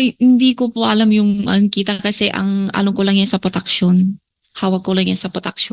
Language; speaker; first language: Filipino; non-native, learner; Chinese